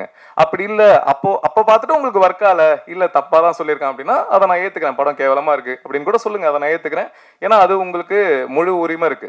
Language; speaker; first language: Tamil; native; Tamil